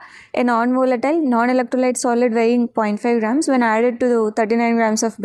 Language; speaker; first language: English; non-native, local second language; Telugu